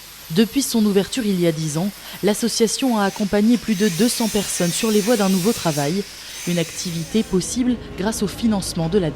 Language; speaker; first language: French; native; French